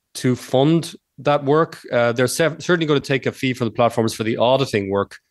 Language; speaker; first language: English; native; English